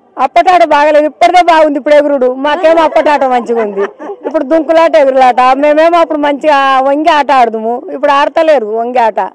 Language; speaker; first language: Telugu; native; Telugu